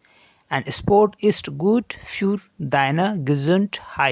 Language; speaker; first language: German; non-native, fluent; Hindi